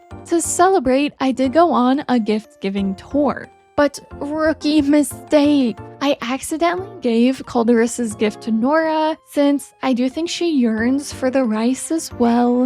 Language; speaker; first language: English; native; English